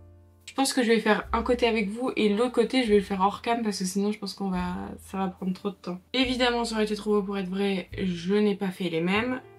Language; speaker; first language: French; native; French